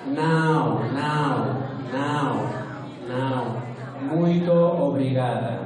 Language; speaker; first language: Portuguese; non-native, fluent; Spanish